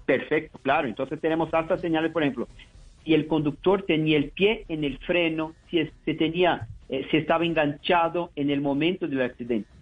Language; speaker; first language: Spanish; non-native, fluent; Portuguese